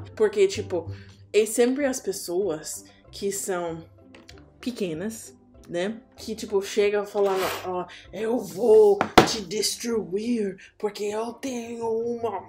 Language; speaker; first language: Portuguese; non-native, learner; English